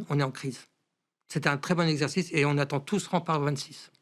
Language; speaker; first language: French; native; French